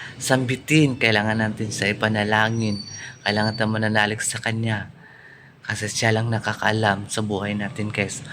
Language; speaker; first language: Filipino; non-native, local second language; Cebuano